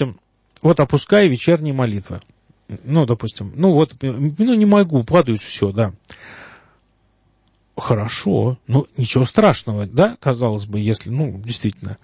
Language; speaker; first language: Russian; native; Russian